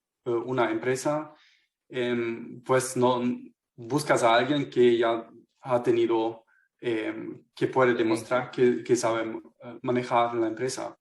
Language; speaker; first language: Spanish; non-native, fluent; German